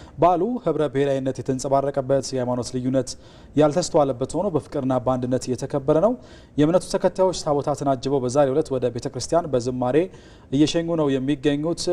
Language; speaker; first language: Amharic; native; Amharic